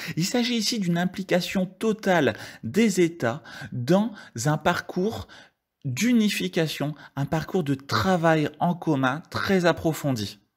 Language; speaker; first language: French; native; French